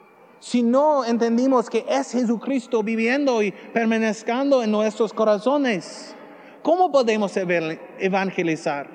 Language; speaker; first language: Spanish; non-native, learner; English